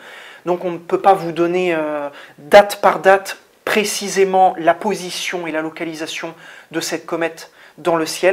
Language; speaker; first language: French; native; French